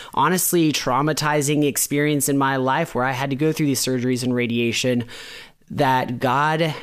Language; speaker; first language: English; native; English